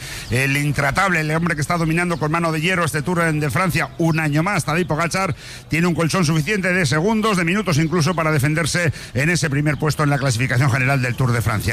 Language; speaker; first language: Spanish; native; Spanish